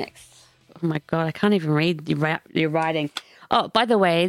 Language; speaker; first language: English; native; English